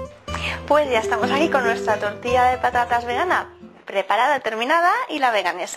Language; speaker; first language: Spanish; native; Spanish